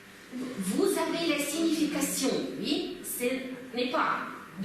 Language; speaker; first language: French; non-native, fluent; Russian